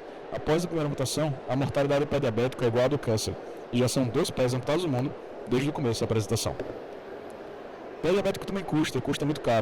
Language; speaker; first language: Portuguese; native; Portuguese